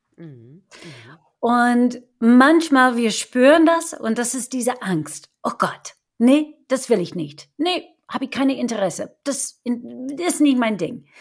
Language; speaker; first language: German; non-native, fluent; English